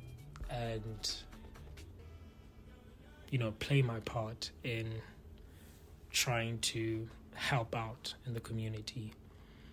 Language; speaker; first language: English; non-native, local second language; Tswana